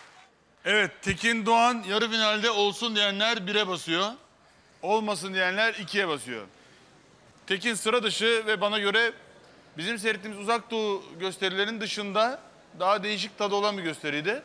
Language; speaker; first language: Turkish; native; Turkish